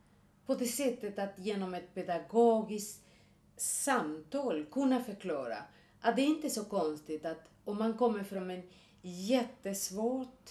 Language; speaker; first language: Swedish; non-native, fluent; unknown